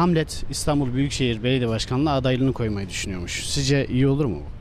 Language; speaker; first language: Turkish; native; Turkish